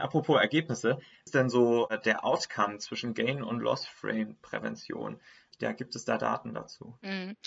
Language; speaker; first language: German; native; German